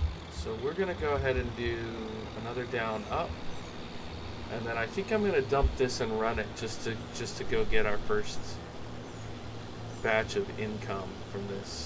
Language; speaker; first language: English; native; English